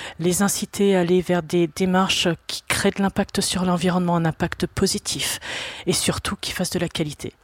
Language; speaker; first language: French; native; French